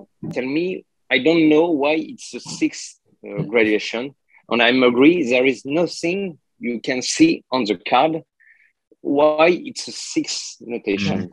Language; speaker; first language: English; non-native, learner; French